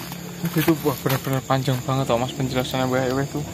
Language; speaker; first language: Indonesian; native; Indonesian